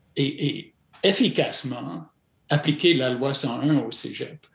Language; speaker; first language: French; non-native, fluent; English